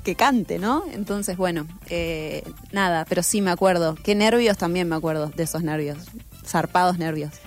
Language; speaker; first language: Spanish; native; Spanish